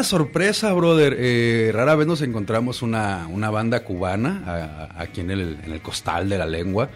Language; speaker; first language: Spanish; native; Spanish